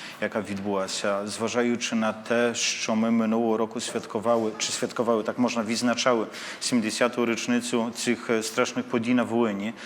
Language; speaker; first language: Polish; non-native, learner; Ukrainian